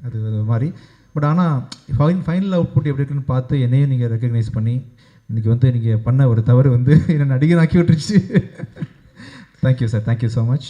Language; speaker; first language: Tamil; native; Tamil